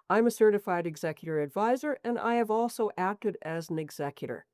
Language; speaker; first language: English; native; English